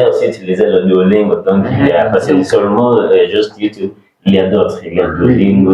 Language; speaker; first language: French; non-native, learner; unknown